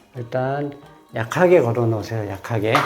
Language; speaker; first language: Korean; native; Korean